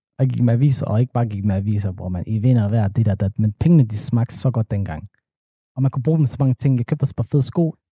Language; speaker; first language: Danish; early bilingual, other home language; Somali